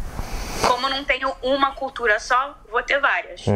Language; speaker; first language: Portuguese; early bilingual, heritage; Portuguese